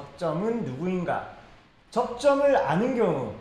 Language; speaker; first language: Korean; native; Korean